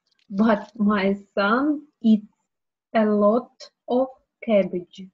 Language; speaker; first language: English; non-native, learner; Russian